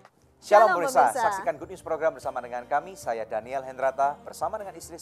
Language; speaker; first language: Indonesian; native; Indonesian